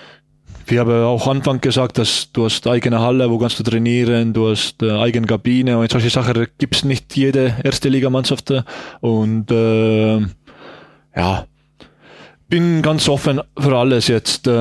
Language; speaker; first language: German; non-native, learner; Estonian